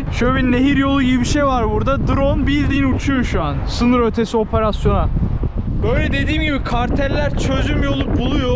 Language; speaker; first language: Turkish; native; Turkish